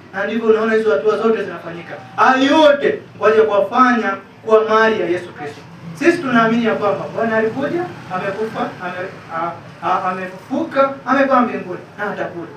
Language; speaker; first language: Swahili; native; Swahili